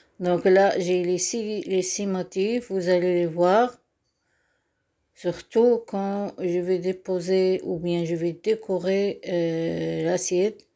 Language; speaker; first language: French; non-native, local second language; Arabic